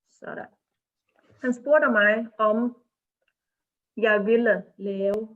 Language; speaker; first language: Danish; non-native, learner; Thai